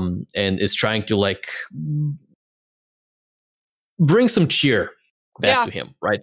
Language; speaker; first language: English; non-native, fluent; Bulgarian